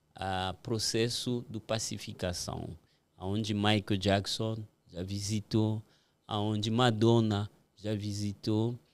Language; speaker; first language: Portuguese; non-native, fluent; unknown